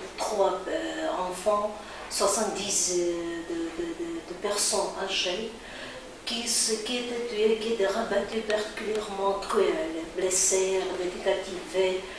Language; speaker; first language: French; non-native, fluent; Azerbaijani